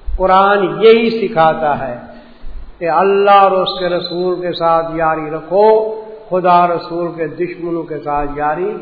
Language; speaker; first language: Urdu; non-native, local second language; Punjabi